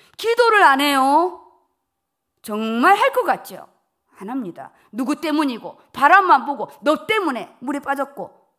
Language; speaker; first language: Korean; native; Korean